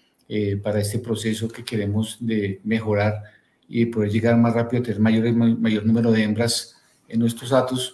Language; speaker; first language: Spanish; native; Spanish